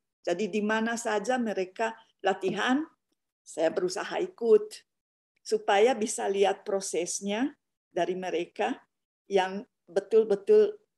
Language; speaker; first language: Indonesian; non-native, fluent; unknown